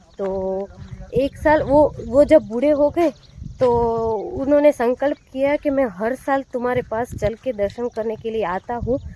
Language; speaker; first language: Hindi; non-native, local second language; Gujarati